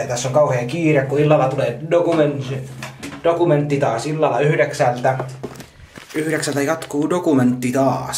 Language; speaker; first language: Finnish; native; Finnish